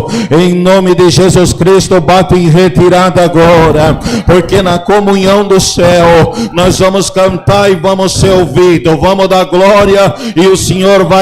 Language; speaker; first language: Portuguese; native; Portuguese